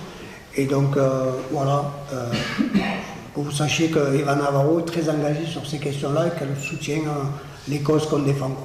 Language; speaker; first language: French; native; French